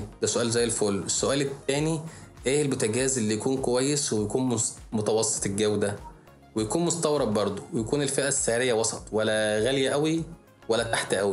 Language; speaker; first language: Arabic; native; Arabic